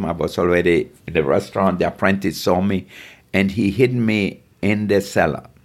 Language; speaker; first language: English; non-native, fluent; German